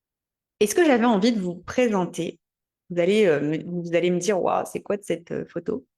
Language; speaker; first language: French; native; French